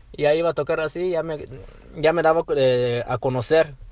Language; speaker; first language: Spanish; early bilingual, heritage; Spanish